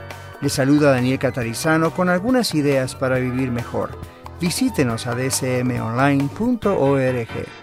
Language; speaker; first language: Spanish; native; Spanish